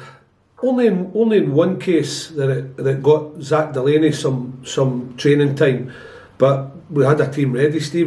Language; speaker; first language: English; native; English